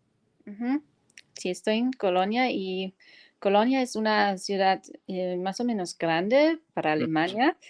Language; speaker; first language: Spanish; non-native, fluent; German